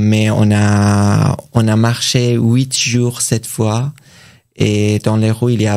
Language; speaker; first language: French; non-native, learner; Persian